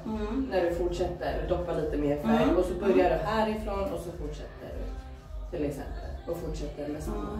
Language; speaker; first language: Swedish; native; Swedish